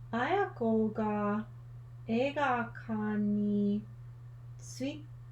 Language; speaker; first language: Japanese; non-native, learner; English